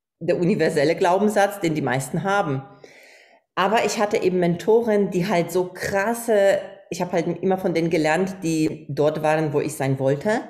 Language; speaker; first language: German; non-native, fluent; Polish